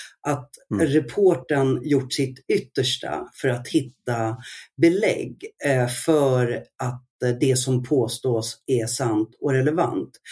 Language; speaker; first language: Swedish; early bilingual, other home language; Arabic